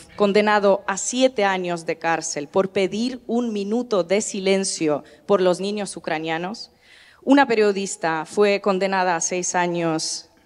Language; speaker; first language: Spanish; non-native, fluent; Russian